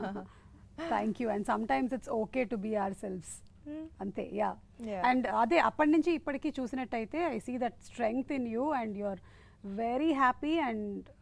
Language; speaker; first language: Telugu; native; Telugu